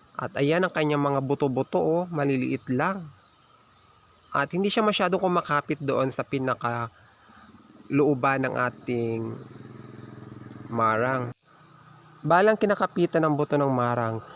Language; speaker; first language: Filipino; native; Filipino